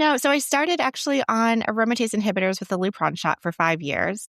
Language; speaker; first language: English; native; English